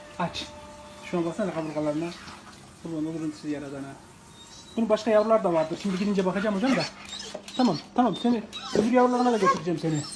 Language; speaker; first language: Turkish; native; Turkish